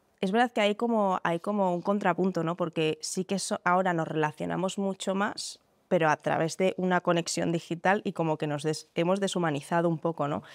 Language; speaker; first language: Spanish; native; Spanish